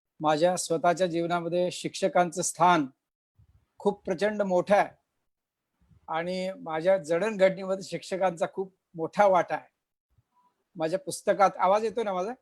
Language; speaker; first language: Marathi; native; Marathi